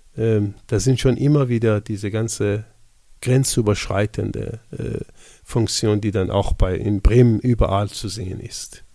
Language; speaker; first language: German; non-native, fluent; Persian